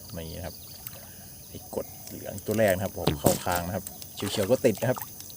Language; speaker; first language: Thai; native; Thai